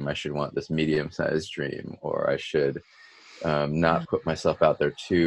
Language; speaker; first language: English; native; English